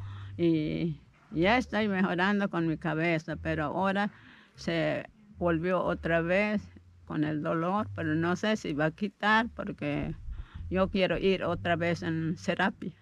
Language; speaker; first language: Spanish; non-native, local second language; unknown